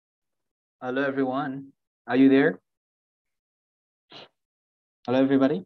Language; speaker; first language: English; non-native, local second language; Indonesian